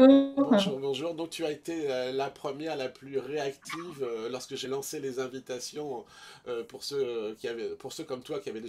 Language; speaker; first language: French; native; French